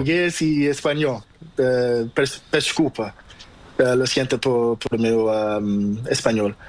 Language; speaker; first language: Spanish; non-native, learner; Portuguese